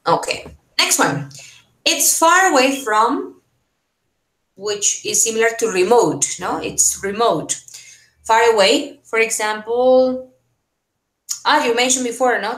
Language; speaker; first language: English; non-native, fluent; Spanish